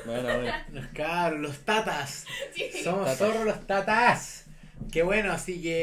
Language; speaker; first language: Spanish; native; Spanish